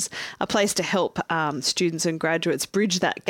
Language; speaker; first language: English; native; English